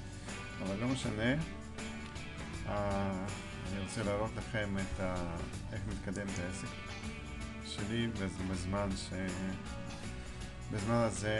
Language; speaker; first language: Hebrew; non-native, fluent; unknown